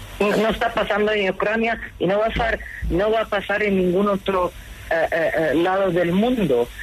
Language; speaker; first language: Spanish; non-native, learner; Arabic